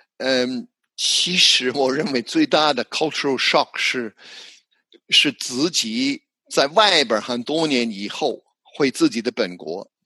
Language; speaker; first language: Chinese; non-native, fluent; English